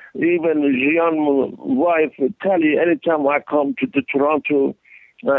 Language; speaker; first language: English; non-native, learner; Persian